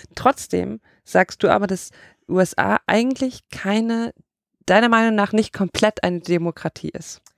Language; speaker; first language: German; native; German